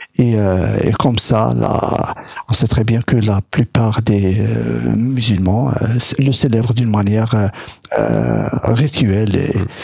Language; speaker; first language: French; non-native, local second language; Arabic